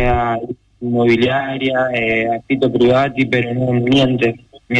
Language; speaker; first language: Italian; non-native, learner; Spanish